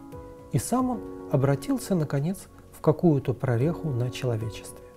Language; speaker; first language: Russian; native; Russian